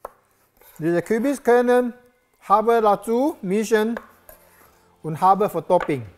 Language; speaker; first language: German; non-native, learner; Japanese